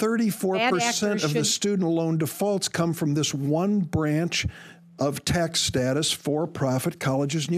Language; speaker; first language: English; native; English